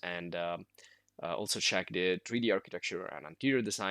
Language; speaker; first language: English; non-native, fluent; Italian